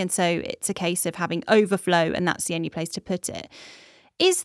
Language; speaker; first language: English; native; English